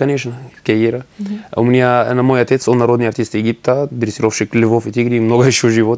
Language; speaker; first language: Russian; non-native, learner; Arabic